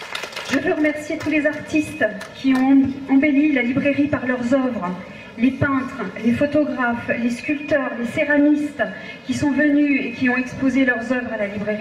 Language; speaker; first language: French; native; French